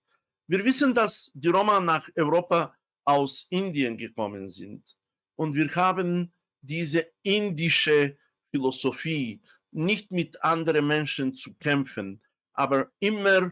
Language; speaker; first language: German; non-native, fluent; Romany